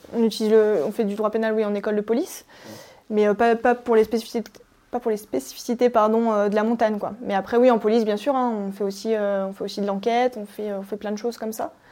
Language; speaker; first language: French; native; French